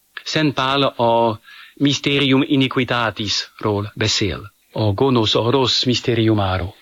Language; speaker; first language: Hungarian; non-native, fluent; French